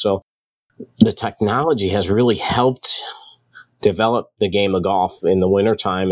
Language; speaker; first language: English; native; English